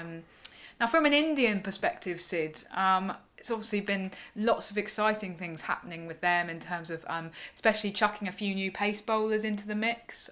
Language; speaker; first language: English; native; English